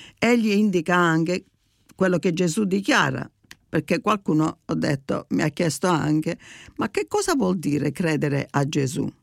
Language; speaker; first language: Italian; early bilingual, heritage; Italian